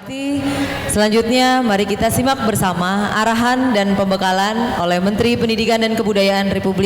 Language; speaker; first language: Indonesian; native; Indonesian